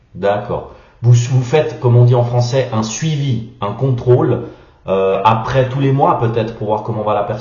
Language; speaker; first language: French; native; French